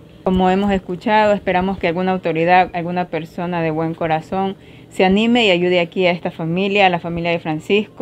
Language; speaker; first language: Spanish; native; Spanish